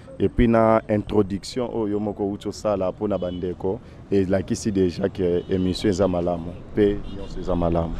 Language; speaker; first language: Lingala; native; Lingala